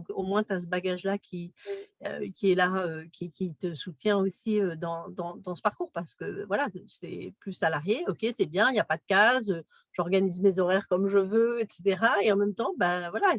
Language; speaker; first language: French; native; French